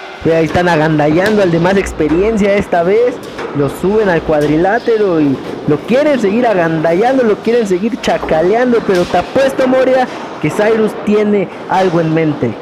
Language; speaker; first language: Spanish; native; Spanish